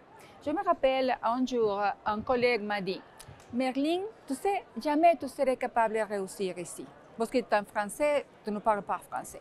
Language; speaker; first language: French; non-native, fluent; Spanish